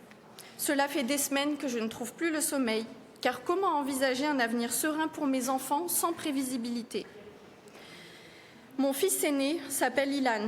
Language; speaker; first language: French; native; French